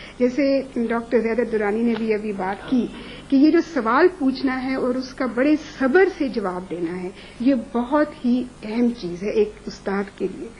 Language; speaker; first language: Urdu; non-native, local second language; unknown